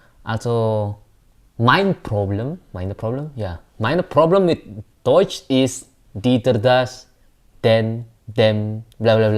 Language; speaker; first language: German; non-native, learner; Indonesian